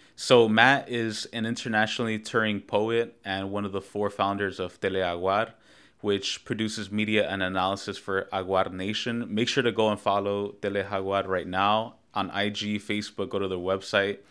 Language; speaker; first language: English; native; English